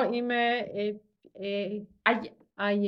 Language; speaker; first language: Greek; non-native, learner; German